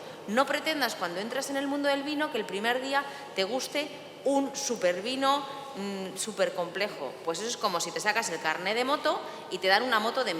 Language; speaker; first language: Spanish; native; Spanish